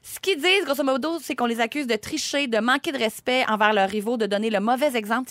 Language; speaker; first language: French; native; French